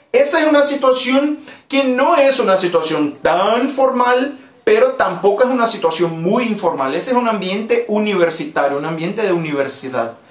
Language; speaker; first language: Spanish; non-native, fluent; Portuguese